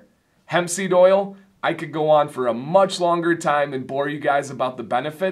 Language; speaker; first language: English; native; English